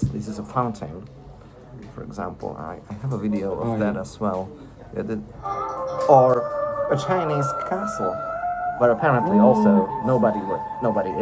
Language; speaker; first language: English; non-native, fluent; Slovak